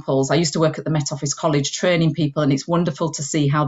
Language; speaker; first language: English; native; English